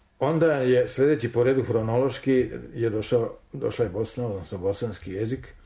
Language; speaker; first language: Serbian; native; Serbian